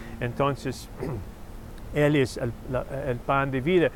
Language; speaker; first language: Spanish; non-native, fluent; English